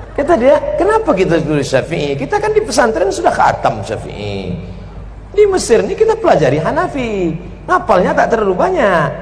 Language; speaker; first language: Indonesian; native; Indonesian